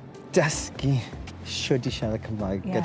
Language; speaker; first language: Welsh; non-native, learner; English